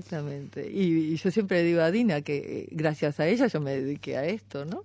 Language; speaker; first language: Spanish; native; Spanish